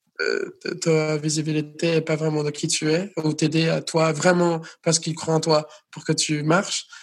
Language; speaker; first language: French; non-native, fluent; Spanish